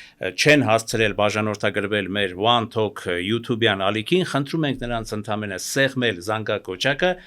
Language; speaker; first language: Armenian; native; Armenian